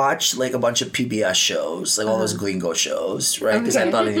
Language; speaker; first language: English; non-native, local second language; Filipino